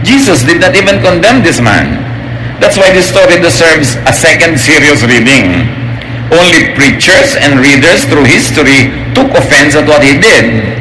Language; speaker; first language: English; non-native, local second language; Filipino